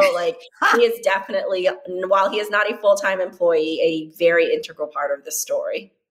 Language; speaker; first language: English; native; English